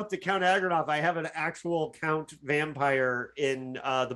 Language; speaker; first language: English; native; English